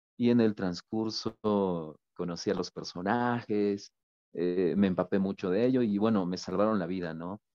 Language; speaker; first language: Spanish; native; Spanish